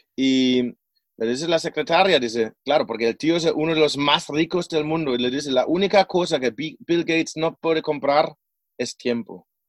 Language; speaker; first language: Spanish; non-native, fluent; German